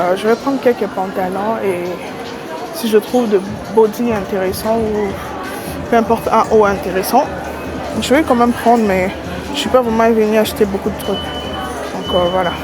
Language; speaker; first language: French; non-native, local second language; Lingala